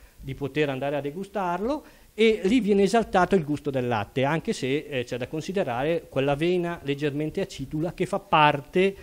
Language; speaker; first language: Italian; native; Italian